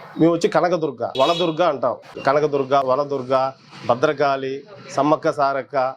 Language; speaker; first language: Telugu; non-native, local second language; Koya